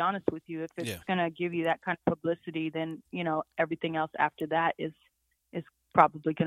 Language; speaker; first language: English; native; English